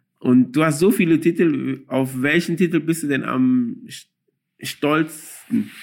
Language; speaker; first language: German; early bilingual, other home language; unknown